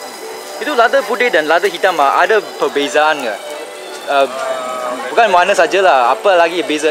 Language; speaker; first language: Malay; non-native, local second language; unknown